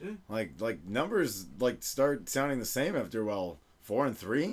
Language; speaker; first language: English; early bilingual, other home language; Spanish